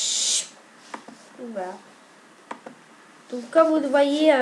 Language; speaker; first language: French; native; French